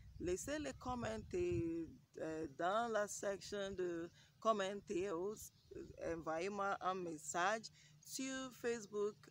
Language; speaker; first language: French; non-native, learner; English